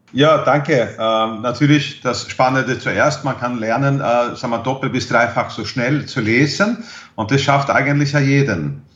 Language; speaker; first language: German; non-native, fluent; Swedish